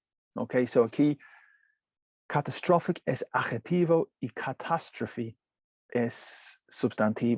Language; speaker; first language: Spanish; non-native, learner; English